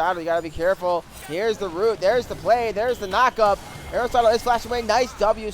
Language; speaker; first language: English; native; English